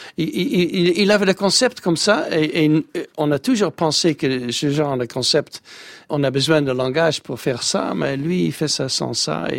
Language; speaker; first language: French; non-native, fluent; Dutch